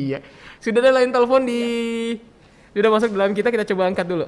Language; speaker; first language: Indonesian; native; Indonesian